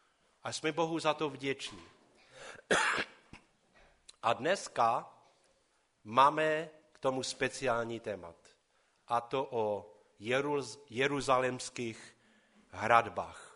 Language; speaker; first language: Czech; non-native, local second language; Polish